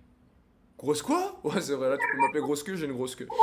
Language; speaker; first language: French; native; French